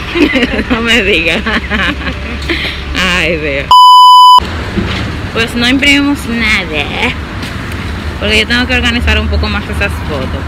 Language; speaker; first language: Spanish; native; Spanish